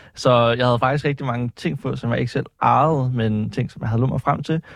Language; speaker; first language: Danish; native; Danish